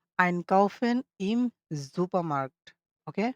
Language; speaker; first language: German; non-native, fluent; Bangla